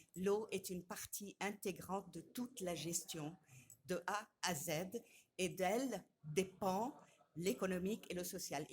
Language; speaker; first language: French; non-native, local second language; Arabic